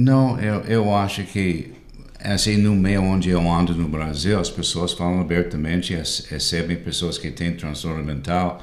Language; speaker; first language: Portuguese; non-native, fluent; English